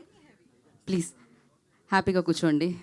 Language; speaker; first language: Telugu; native; Telugu